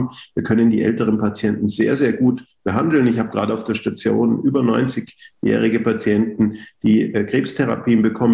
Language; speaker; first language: German; native; German